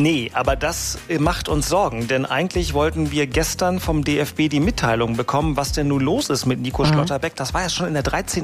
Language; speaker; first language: German; native; German